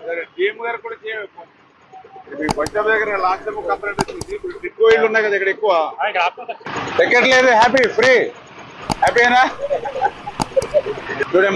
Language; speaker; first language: Telugu; native; Telugu